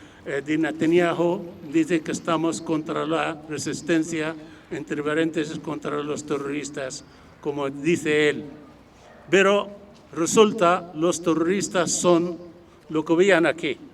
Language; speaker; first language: Spanish; non-native, fluent; Arabic